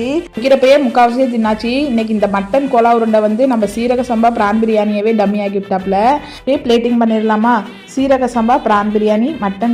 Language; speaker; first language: Tamil; native; Tamil